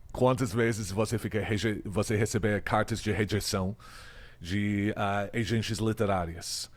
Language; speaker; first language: Portuguese; non-native, fluent; English